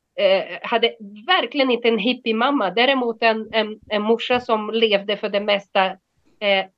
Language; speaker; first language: Swedish; non-native, fluent; Portuguese